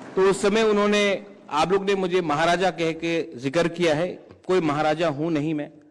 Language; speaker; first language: Hindi; non-native, local second language; Kok Borok